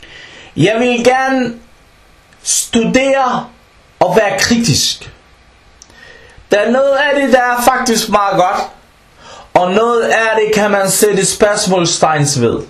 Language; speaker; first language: Danish; early bilingual, other home language; Arabic